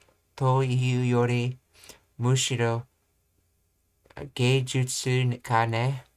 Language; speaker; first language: Japanese; non-native, learner; English